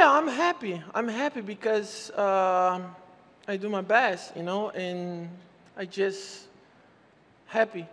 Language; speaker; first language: English; non-native, learner; Portuguese